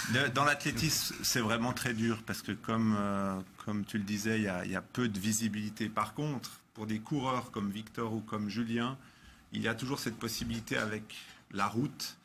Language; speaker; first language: French; native; French